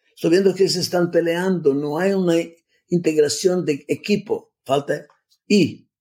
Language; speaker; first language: Spanish; non-native, fluent; Macedonian